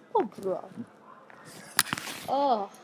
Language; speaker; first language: Swedish; non-native, learner; English